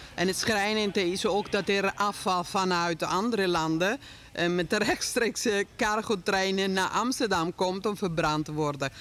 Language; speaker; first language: Dutch; non-native, fluent; Italian